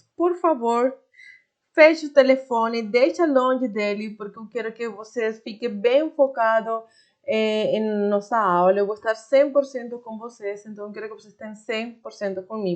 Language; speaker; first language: Portuguese; non-native, fluent; Spanish